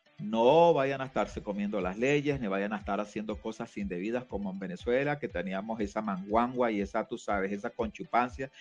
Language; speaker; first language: Spanish; native; Spanish